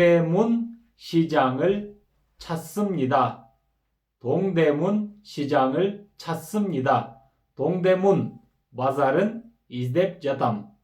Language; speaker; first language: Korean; non-native, fluent; Kyrgyz